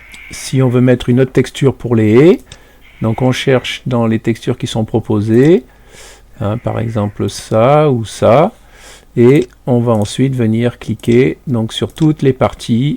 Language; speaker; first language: French; native; French